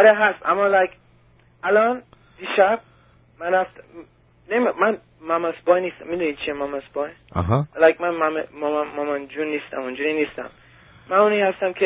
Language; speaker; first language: Persian; early bilingual, heritage; Persian